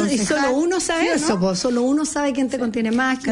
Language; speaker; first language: Spanish; native; Spanish